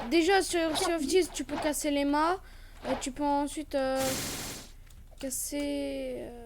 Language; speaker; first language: French; native; French